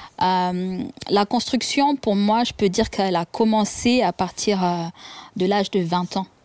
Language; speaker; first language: French; non-native, local second language; Kinyarwanda